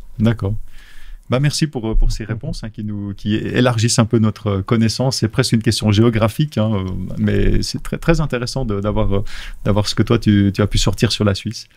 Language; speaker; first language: French; native; French